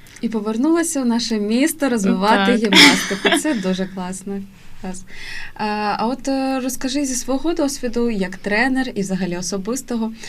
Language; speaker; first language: Ukrainian; native; Ukrainian